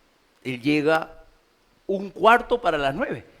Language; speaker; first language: Spanish; native; Spanish